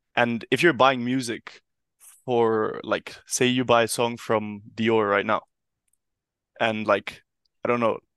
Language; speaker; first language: English; non-native, fluent; Italian